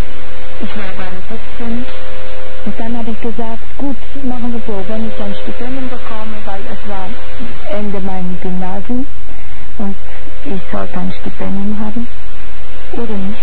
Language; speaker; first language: German; non-native, fluent; Portuguese